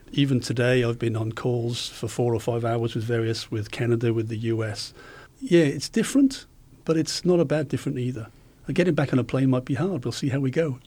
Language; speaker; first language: English; native; English